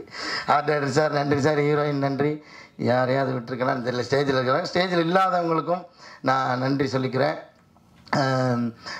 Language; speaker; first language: Tamil; native; Tamil